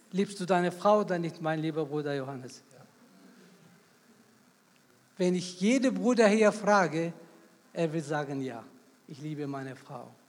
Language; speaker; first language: German; non-native, fluent; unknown